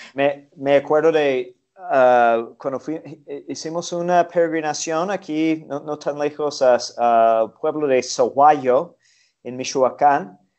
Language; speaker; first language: Spanish; non-native, fluent; English